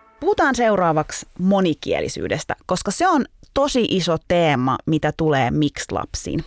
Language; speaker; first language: Finnish; early bilingual, other home language; Turkish